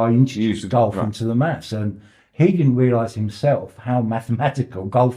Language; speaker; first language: English; native; English